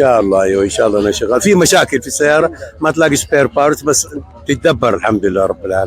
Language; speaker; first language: Arabic; native; Arabic